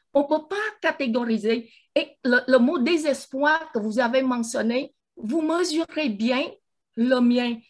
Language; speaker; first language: French; non-native, fluent; Vietnamese